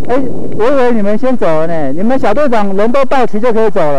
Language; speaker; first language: Chinese; native; Chinese